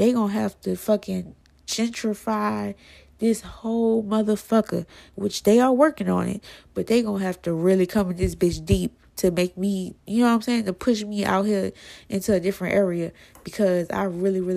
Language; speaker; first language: English; native; English